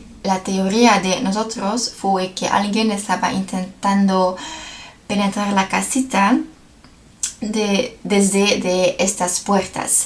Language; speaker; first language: Spanish; non-native, learner; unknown